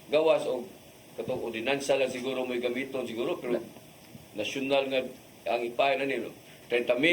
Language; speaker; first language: Cebuano; native; Cebuano